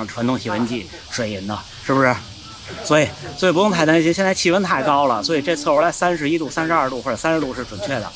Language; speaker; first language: Chinese; native; Chinese